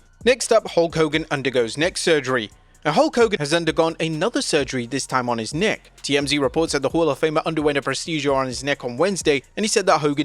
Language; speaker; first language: English; native; English